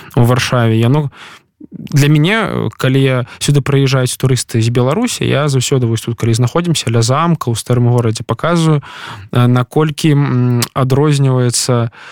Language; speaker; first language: Belarusian; non-native, local second language; Russian